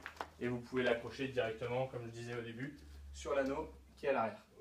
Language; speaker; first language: French; native; French